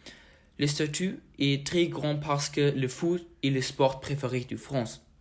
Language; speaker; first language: French; non-native, learner; German